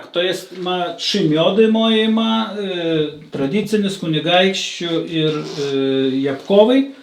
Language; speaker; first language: Polish; non-native, learner; Lithuanian